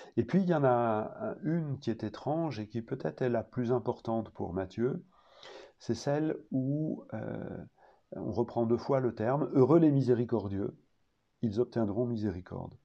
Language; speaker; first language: French; native; French